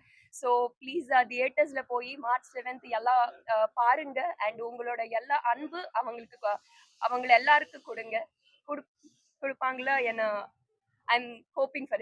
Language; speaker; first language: Tamil; non-native, fluent; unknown